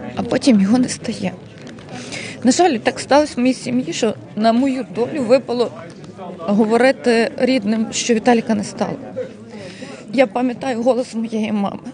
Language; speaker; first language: Ukrainian; native; Ukrainian